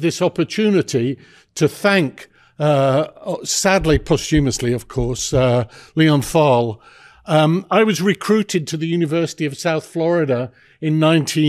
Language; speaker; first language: English; native; English